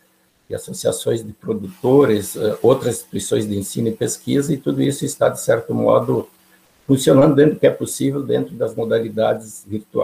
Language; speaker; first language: Portuguese; native; Portuguese